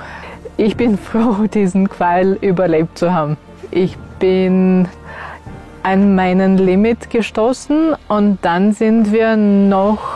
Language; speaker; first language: German; non-native, fluent; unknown